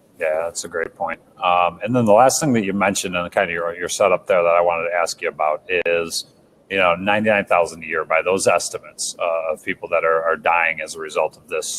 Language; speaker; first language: English; native; English